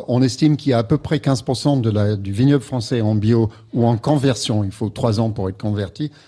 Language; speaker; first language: French; non-native, fluent; English